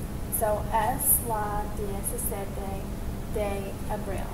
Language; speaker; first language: Spanish; non-native, learner; English